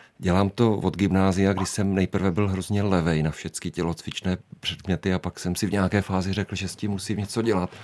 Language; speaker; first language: Czech; native; Czech